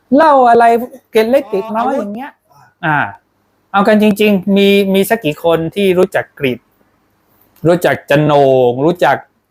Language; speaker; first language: Thai; non-native, local second language; Pattani Malay